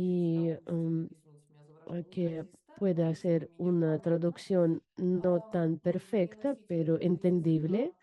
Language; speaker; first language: Spanish; non-native, fluent; Russian